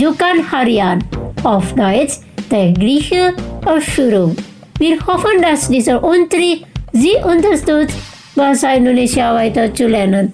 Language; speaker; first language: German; non-native, fluent; Indonesian